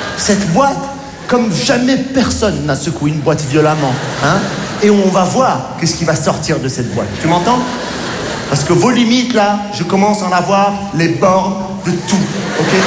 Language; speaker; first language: French; native; French